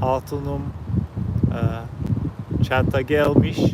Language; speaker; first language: Turkish; non-native, learner; English